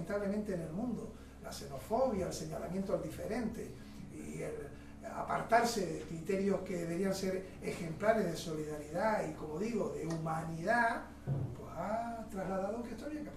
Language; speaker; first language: Spanish; native; Spanish